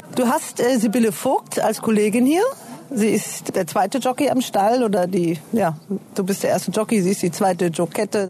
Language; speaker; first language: German; native; German